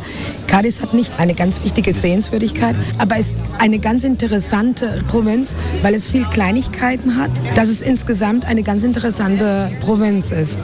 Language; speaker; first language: German; non-native, fluent; Spanish